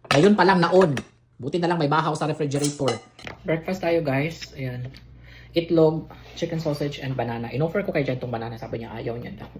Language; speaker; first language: Filipino; non-native, local second language; Cebuano